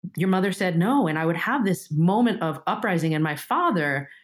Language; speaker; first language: English; early bilingual, other home language; Japanese